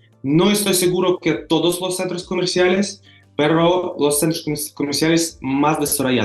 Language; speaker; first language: Spanish; non-native, fluent; Russian